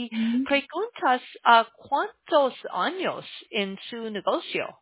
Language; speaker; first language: Spanish; non-native, learner; English